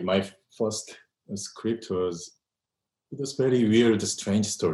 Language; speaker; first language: English; non-native, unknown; Korean